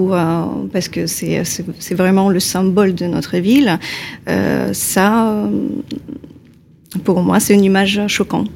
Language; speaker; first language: French; non-native, fluent; Ukrainian